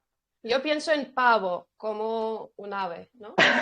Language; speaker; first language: Spanish; non-native, fluent; Russian